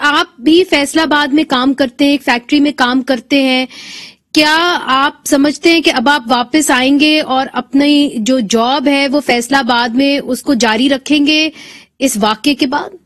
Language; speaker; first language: Urdu; native; Urdu